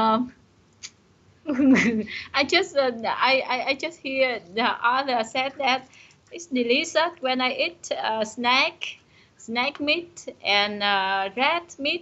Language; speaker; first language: English; non-native, learner; Vietnamese